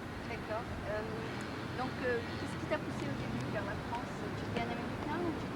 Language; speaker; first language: French; native; French